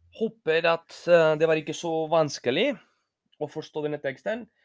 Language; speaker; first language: Norwegian; non-native, learner; Spanish